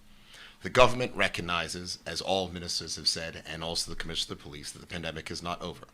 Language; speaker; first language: English; native; English